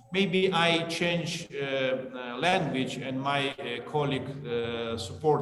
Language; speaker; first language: English; non-native, learner; Ukrainian